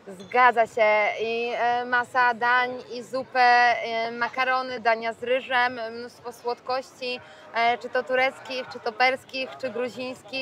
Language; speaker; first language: Polish; native; Polish